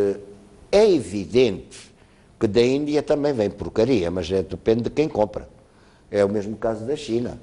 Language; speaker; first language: Portuguese; native; Portuguese